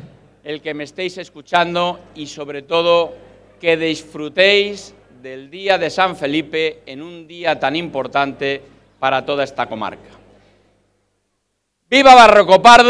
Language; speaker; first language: Spanish; native; Spanish